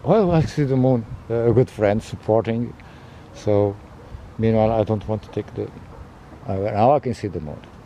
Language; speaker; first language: English; non-native, fluent; Portuguese